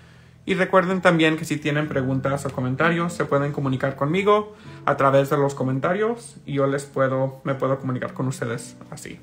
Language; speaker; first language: Spanish; early bilingual, heritage; Spanish